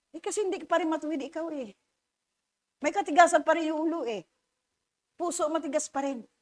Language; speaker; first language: Filipino; native; Filipino